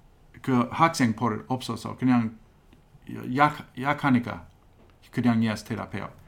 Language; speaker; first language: Korean; non-native, fluent; English